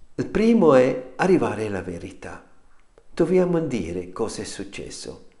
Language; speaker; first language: Italian; non-native, fluent; German